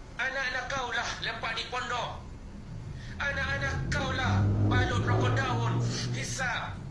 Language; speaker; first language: Malay; non-native, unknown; Bangla